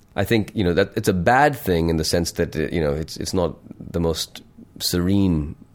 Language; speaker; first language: English; non-native, local second language; Urdu